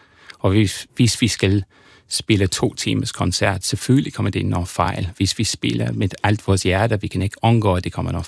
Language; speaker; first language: Danish; non-native, fluent; English